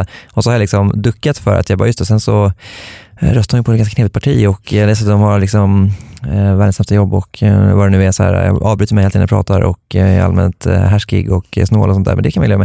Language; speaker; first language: Swedish; native; Swedish